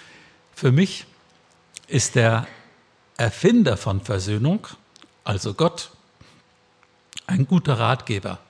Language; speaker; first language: German; native; German